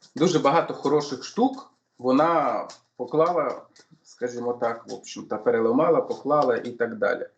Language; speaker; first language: Ukrainian; non-native, local second language; Russian